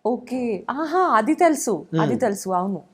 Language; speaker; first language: Telugu; non-native, fluent; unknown